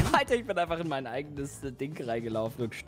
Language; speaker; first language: German; native; German